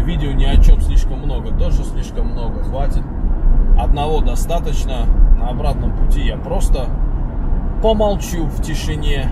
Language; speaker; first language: Russian; native; Russian